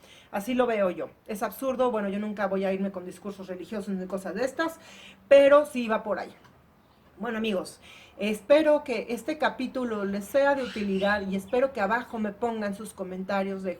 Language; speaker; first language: Spanish; native; Spanish